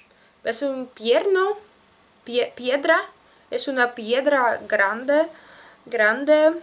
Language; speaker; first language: Spanish; non-native, learner; Russian